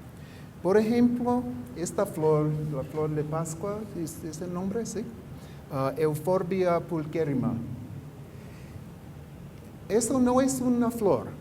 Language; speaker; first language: Spanish; non-native, fluent; English